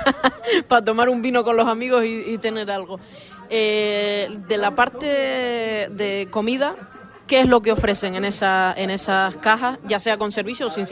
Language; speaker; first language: Spanish; native; Spanish